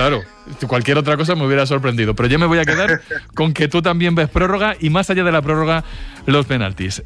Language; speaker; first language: Spanish; native; Spanish